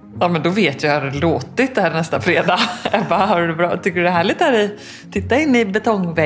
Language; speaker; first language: Swedish; native; Swedish